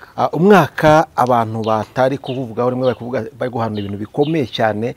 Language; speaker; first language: Kinyarwanda; native; Kinyarwanda